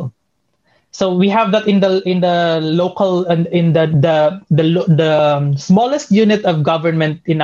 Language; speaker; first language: English; non-native, local second language; Waray